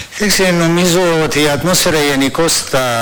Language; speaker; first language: Greek; non-native, fluent; Serbian